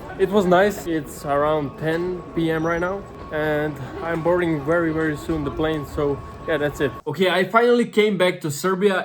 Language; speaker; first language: English; non-native, fluent; Serbian